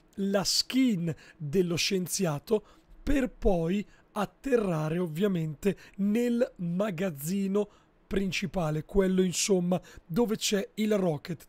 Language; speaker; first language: Italian; native; Italian